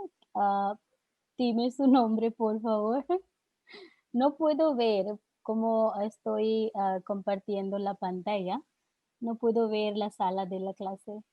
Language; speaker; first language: Spanish; non-native, learner; Hindi